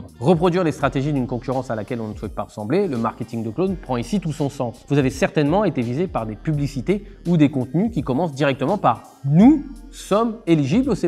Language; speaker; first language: French; native; French